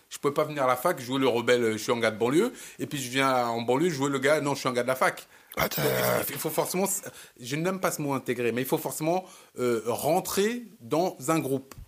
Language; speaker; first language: French; early bilingual, other home language; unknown